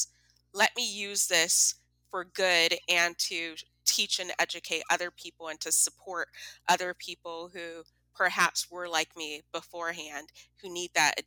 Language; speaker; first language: English; native; English